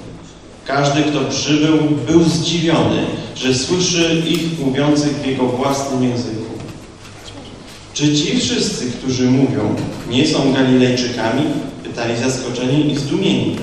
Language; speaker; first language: Polish; native; Polish